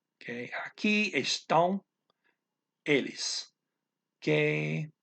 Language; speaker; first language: Portuguese; non-native, learner; English